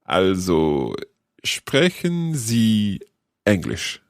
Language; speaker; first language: German; non-native, learner; English